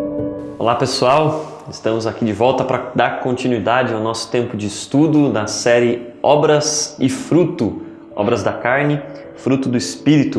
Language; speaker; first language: Portuguese; native; Portuguese